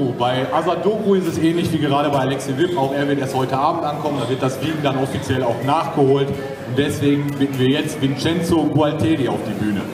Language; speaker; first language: German; native; German